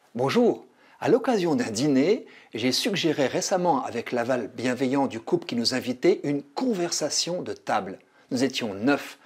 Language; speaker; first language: French; native; French